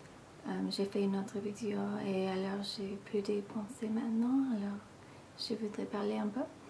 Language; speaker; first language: French; non-native, learner; English